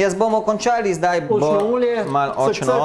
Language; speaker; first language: Slovenian; non-native, learner; Italian